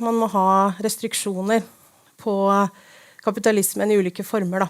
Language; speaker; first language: Norwegian; native; Norwegian